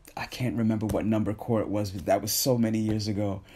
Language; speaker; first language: English; native; English